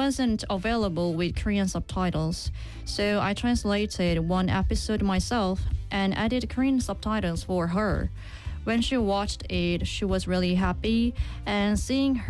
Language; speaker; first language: English; non-native, fluent; Korean